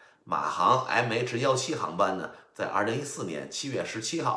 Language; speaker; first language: Chinese; native; Chinese